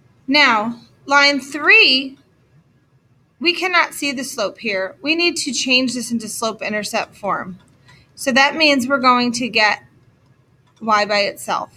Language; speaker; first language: English; native; English